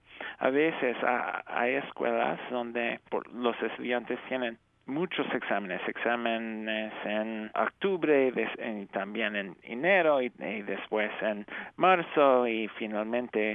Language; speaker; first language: Spanish; non-native, fluent; English